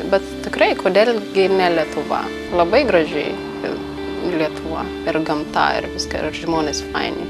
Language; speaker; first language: Lithuanian; non-native, learner; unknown